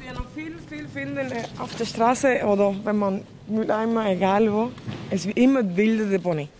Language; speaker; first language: German; non-native, fluent; Spanish